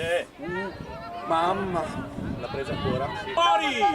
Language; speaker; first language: Italian; native; Italian